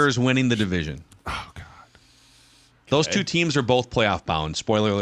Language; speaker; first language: English; native; English